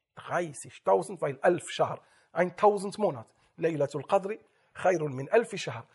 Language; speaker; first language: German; non-native, fluent; Arabic